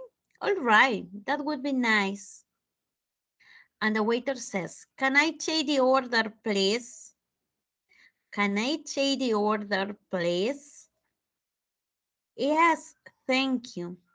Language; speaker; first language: English; non-native, fluent; Spanish